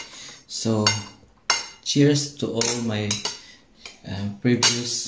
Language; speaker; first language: English; non-native, learner; Filipino